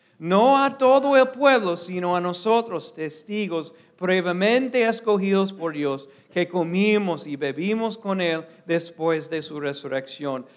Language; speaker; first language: Spanish; non-native, fluent; English